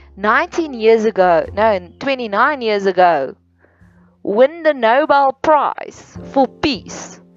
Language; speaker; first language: English; non-native, local second language; Afrikaans